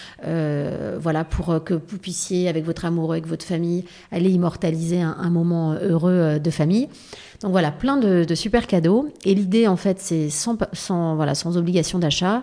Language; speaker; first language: French; native; French